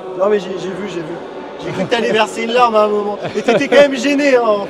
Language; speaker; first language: French; native; French